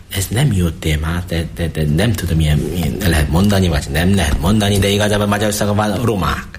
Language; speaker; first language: Hungarian; non-native, learner; Korean